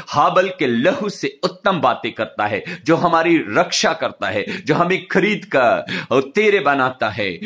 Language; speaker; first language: Hindi; non-native, local second language; Punjabi